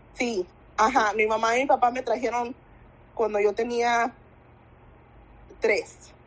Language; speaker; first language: Spanish; early bilingual, other home language; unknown